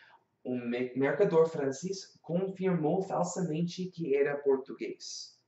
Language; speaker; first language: Portuguese; non-native, learner; English